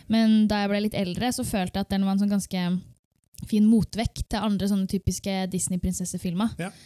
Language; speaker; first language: Norwegian; native; Norwegian